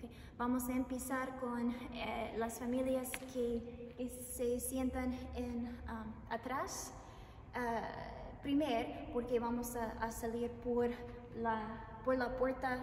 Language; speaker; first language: Spanish; non-native, learner; English